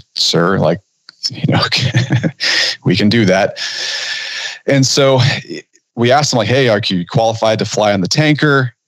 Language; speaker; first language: English; native; English